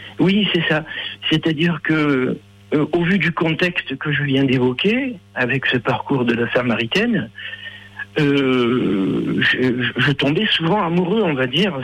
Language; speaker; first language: French; native; French